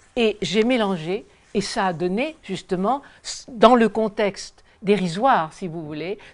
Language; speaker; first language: French; native; French